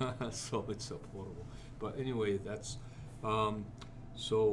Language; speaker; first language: English; non-native, fluent; Japanese